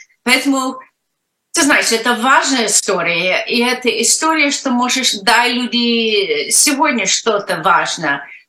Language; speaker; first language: Russian; non-native, learner; English